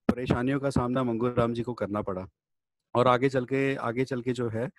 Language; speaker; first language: Hindi; native; Hindi